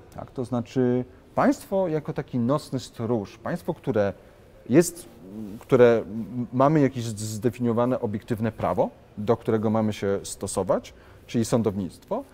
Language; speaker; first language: Polish; native; Polish